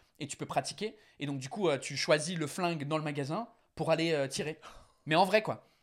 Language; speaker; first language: French; non-native, fluent; English